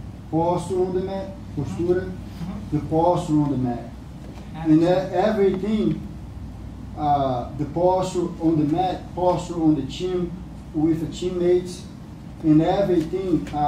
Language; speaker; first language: English; non-native, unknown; Portuguese